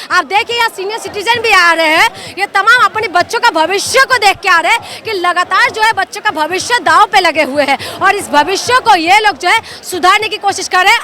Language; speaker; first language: Hindi; non-native, local second language; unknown